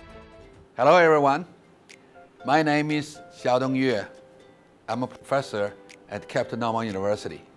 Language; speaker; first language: English; non-native, fluent; Chinese